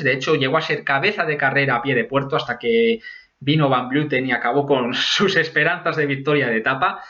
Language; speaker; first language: Spanish; native; Spanish